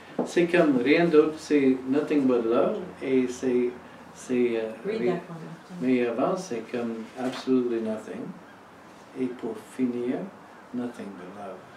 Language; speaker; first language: French; non-native, learner; English